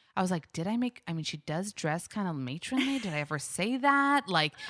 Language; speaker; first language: English; early bilingual, other home language; Hebrew